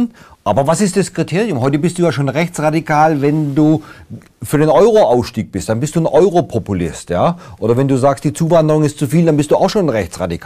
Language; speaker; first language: German; native; German